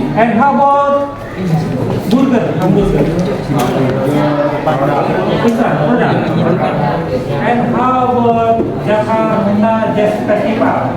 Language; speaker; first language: English; non-native, learner; Indonesian